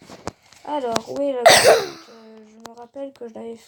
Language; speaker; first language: French; native; French